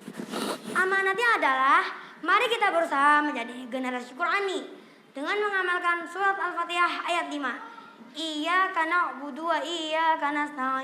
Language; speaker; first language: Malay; non-native, local second language; Javanese